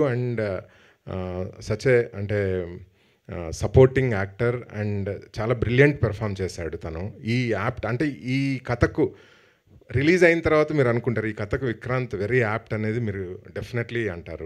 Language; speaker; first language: Telugu; native; Telugu